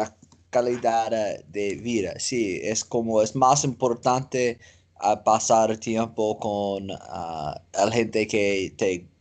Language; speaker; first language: Spanish; non-native, learner; English